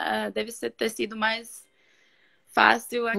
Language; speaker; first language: Portuguese; non-native, fluent; Norwegian